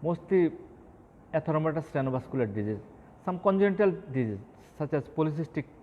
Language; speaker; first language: English; non-native, local second language; Bangla